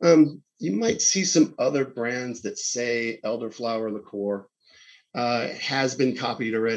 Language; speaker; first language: English; native; English